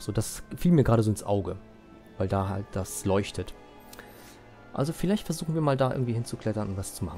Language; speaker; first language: German; native; German